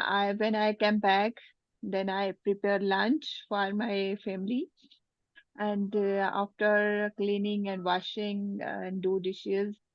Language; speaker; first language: English; non-native, learner; Urdu